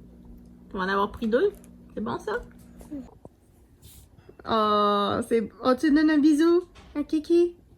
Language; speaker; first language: French; native; French